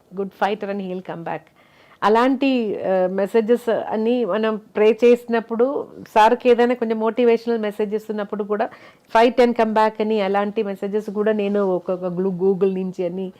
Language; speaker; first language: Telugu; non-native, local second language; Malayalam